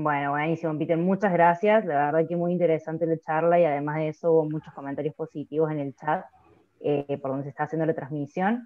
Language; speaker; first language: Spanish; native; Spanish